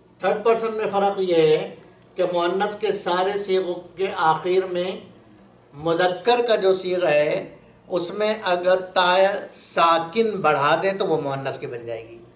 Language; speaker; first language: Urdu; native; Urdu